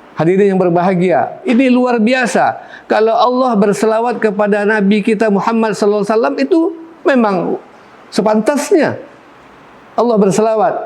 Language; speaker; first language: Malay; non-native, local second language; Minangkabau